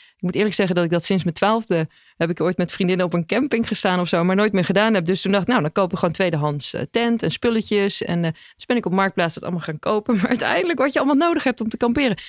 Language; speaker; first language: Dutch; native; Dutch